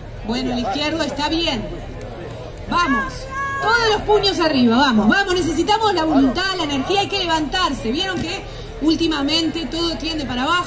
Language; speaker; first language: Spanish; native; Spanish